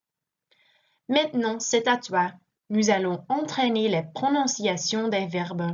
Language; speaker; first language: French; non-native, learner; Dutch